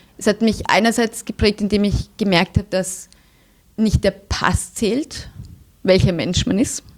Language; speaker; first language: German; native; German